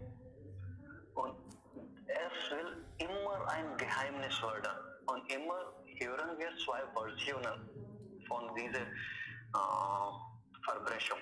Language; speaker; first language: German; non-native, learner; Hindi